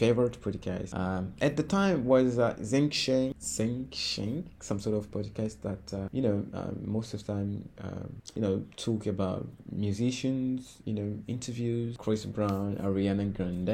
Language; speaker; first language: English; non-native, fluent; Portuguese